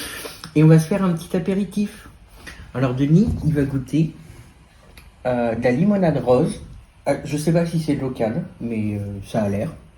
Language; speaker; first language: French; native; French